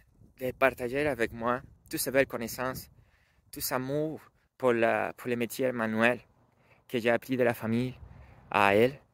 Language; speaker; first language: French; non-native, learner; Spanish